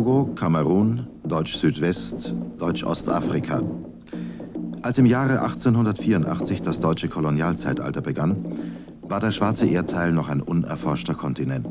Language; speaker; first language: German; native; German